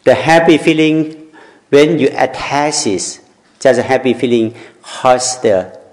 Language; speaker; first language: English; non-native, learner; Thai